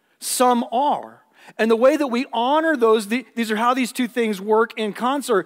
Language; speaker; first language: English; native; English